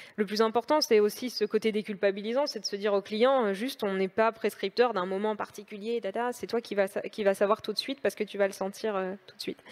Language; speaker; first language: French; native; French